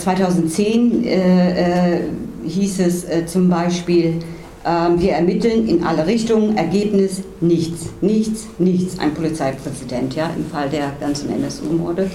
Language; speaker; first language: German; native; German